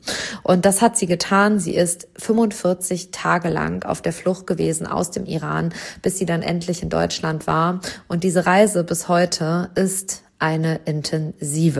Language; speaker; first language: German; native; German